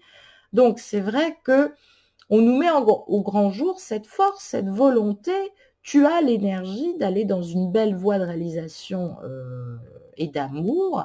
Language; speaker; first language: French; native; French